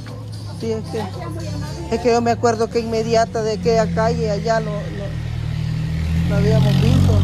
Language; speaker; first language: Spanish; native; Spanish